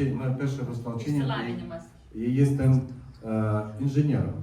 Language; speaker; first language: Polish; non-native, learner; Russian